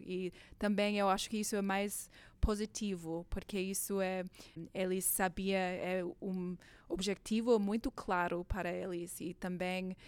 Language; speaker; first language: Portuguese; non-native, learner; English